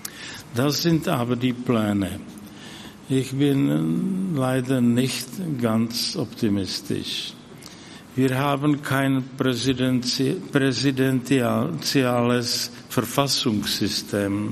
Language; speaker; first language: German; non-native, fluent; Czech